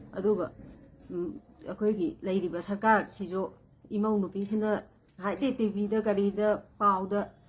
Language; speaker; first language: Manipuri; native; Manipuri